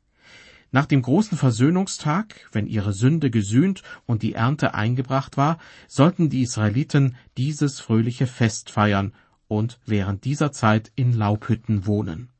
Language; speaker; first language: German; native; German